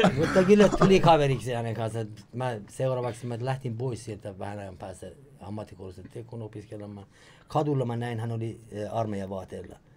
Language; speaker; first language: Finnish; non-native, fluent; Persian